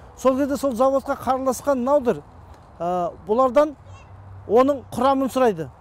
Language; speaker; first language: Kazakh; early bilingual, heritage; Kazakh